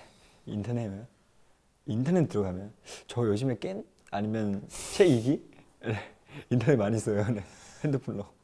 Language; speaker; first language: Korean; non-native, fluent; Chinese